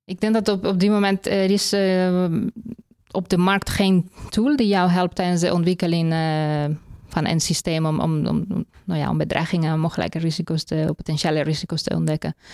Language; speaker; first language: Dutch; non-native, fluent; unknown